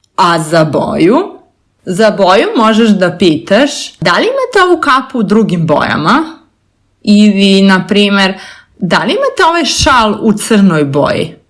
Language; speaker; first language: Serbian; native; Serbian